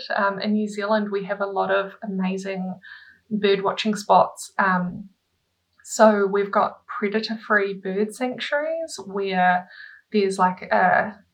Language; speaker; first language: English; native; English